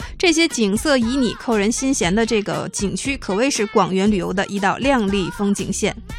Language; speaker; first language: Chinese; native; Chinese